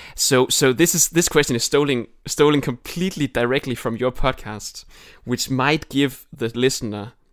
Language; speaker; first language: English; non-native, fluent; Danish